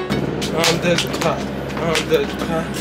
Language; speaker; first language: French; non-native, learner; Portuguese